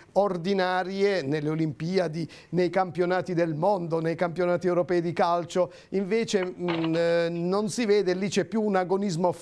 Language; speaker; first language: Italian; native; Italian